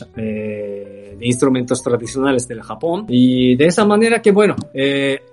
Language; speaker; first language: Spanish; non-native, fluent; Japanese